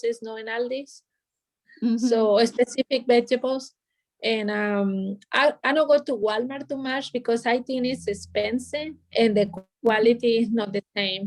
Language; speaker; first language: English; non-native, learner; Spanish